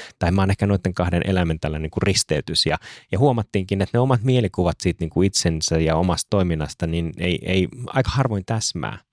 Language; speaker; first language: Finnish; native; Finnish